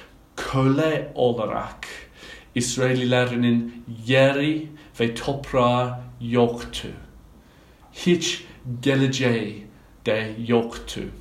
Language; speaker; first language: Turkish; non-native, fluent; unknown